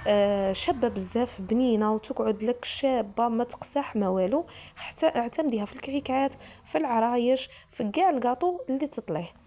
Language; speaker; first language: Arabic; native; Arabic